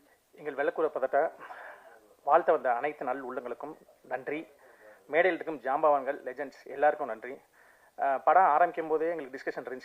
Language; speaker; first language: Tamil; native; Tamil